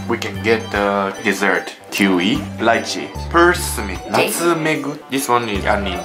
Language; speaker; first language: English; non-native, learner; Japanese